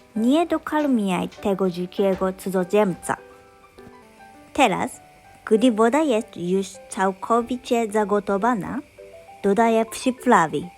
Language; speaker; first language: Polish; non-native, learner; Japanese